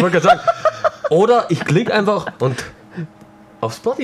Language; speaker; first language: German; native; German